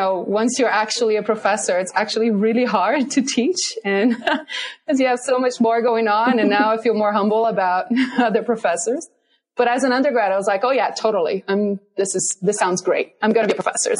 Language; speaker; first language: English; non-native, fluent; Portuguese